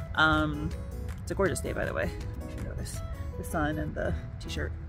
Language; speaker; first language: English; native; English